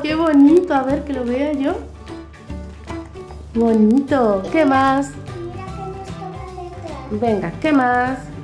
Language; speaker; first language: Spanish; native; Spanish